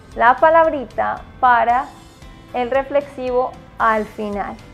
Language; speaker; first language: Spanish; native; Spanish